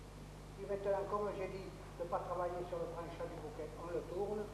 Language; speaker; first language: French; native; French